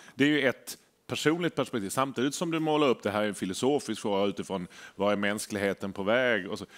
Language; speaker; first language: Swedish; native; Swedish